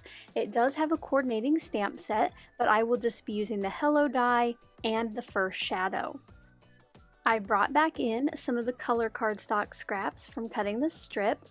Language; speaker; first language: English; native; English